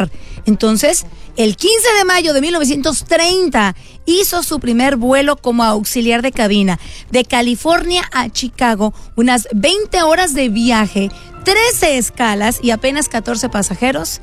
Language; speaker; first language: Spanish; native; Spanish